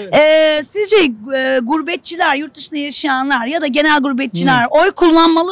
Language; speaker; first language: Turkish; native; Turkish